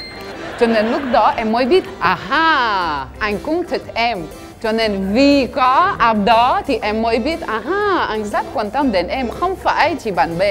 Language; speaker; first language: Vietnamese; non-native, fluent; French